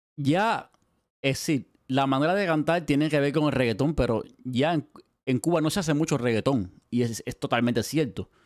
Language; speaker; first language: Spanish; native; Spanish